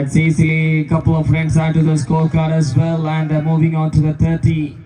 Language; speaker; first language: English; non-native, local second language; Malayalam